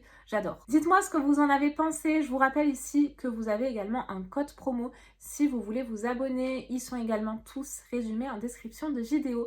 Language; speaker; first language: French; native; French